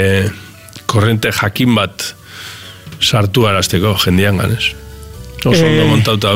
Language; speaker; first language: Basque; native; Basque